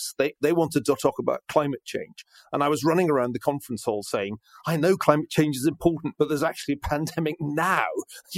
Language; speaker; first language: English; native; English